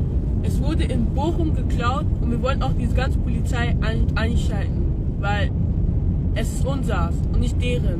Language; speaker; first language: German; early bilingual, other home language; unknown